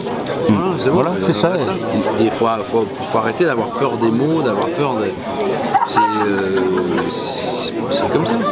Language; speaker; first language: French; native; French